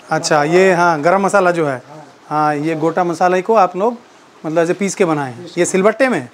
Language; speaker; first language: Hindi; non-native, local second language; Bangla